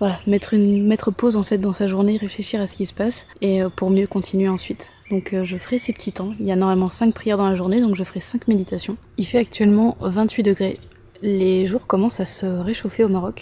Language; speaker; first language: French; native; French